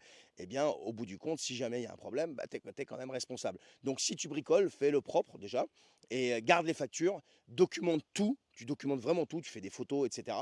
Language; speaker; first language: French; native; French